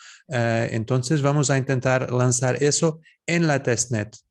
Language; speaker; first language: Spanish; non-native, learner; Portuguese